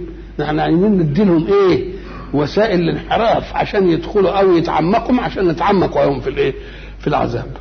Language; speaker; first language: Arabic; native; Arabic